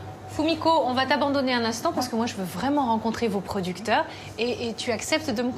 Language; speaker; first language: French; native; French